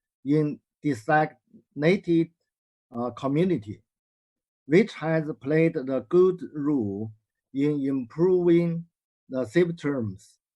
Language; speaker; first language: English; non-native, learner; Chinese